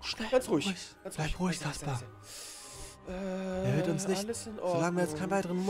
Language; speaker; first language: German; native; German